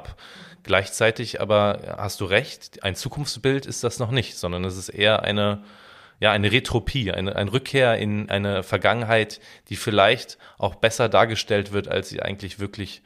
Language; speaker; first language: German; native; German